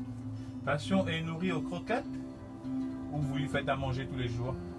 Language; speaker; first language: French; native; French